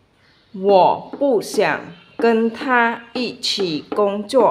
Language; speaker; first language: Chinese; non-native, fluent; Khmer